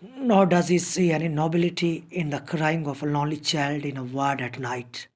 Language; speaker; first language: English; non-native, local second language; Punjabi